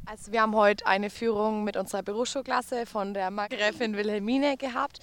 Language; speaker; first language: German; native; German